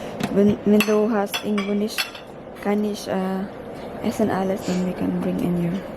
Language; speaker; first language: German; non-native, learner; Filipino